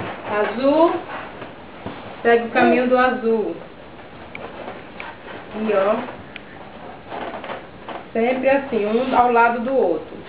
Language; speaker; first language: Portuguese; native; Portuguese